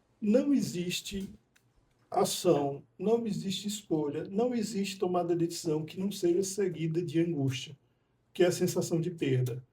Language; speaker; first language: Portuguese; native; Portuguese